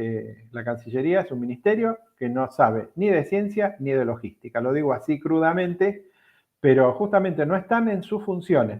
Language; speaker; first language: Spanish; native; Spanish